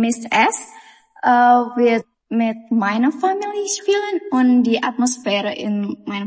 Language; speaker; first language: German; non-native, learner; Indonesian